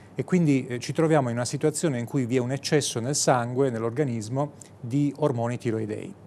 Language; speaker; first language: Italian; native; Italian